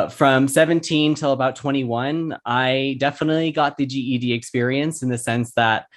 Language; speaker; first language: English; native; English